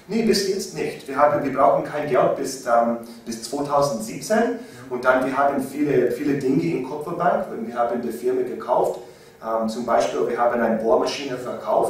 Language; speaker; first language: German; non-native, learner; English